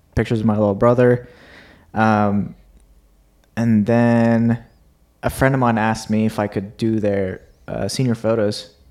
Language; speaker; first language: English; early bilingual, other home language; Uzbek